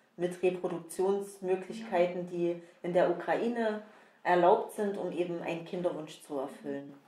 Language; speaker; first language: German; native; German